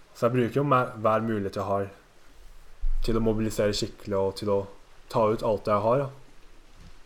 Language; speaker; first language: Norwegian; early bilingual, other home language; Japanese